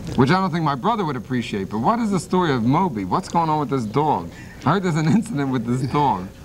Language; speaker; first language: English; native; English